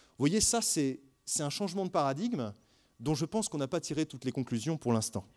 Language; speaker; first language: French; native; French